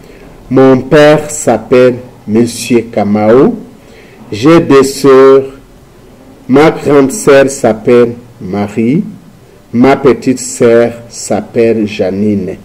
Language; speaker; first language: French; non-native, learner; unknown